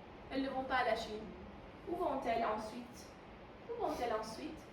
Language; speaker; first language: French; non-native, fluent; Spanish